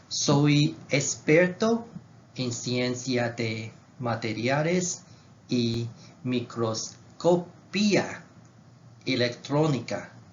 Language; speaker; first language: Spanish; non-native, learner; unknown